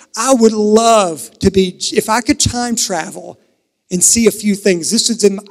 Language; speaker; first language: English; native; English